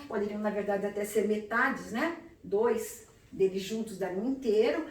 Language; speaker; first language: Portuguese; native; Portuguese